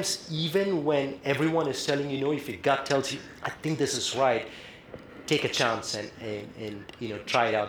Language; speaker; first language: English; non-native, local second language; Tamil